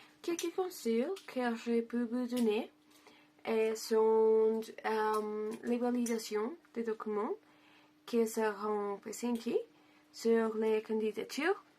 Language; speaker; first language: French; non-native, learner; Spanish